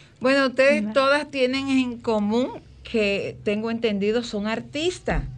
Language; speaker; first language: Spanish; native; Spanish